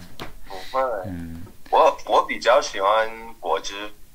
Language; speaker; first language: Chinese; non-native, learner; English